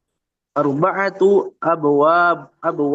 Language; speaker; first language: Arabic; non-native, learner; Indonesian